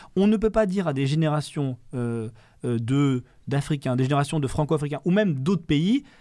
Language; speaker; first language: French; native; French